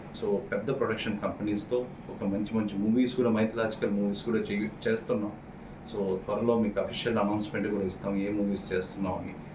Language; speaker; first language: Telugu; native; Telugu